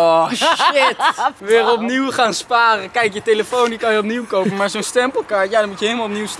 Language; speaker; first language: Dutch; native; Dutch